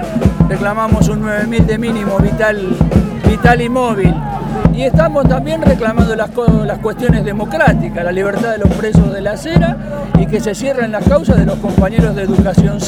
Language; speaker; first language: Spanish; native; Spanish